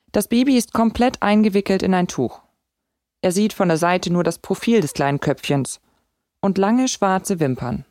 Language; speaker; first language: German; native; German